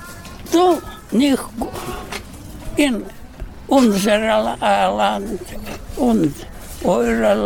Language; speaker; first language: German; non-native, learner; Russian